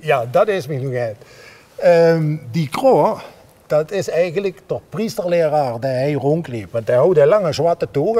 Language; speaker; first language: Dutch; native; Dutch